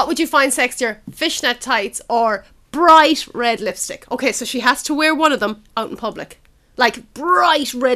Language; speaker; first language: English; native; English